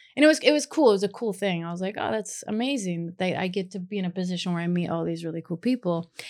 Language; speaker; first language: English; native; English